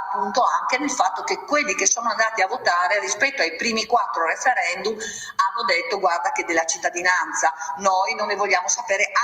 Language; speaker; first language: Italian; native; Italian